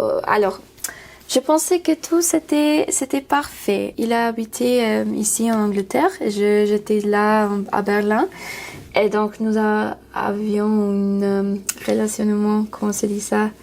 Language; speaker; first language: French; non-native, learner; English